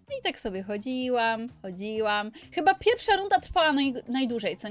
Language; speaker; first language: Polish; native; Polish